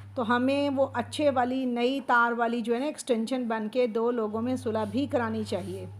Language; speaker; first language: Urdu; non-native, local second language; Punjabi